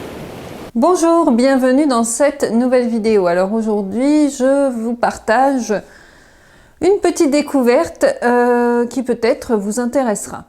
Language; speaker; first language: French; native; French